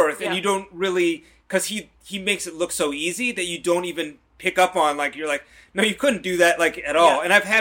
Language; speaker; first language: English; native; English